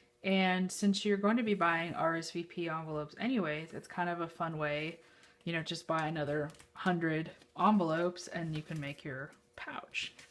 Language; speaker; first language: English; native; English